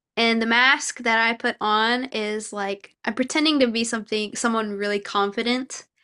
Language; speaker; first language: English; early bilingual, other home language; Korean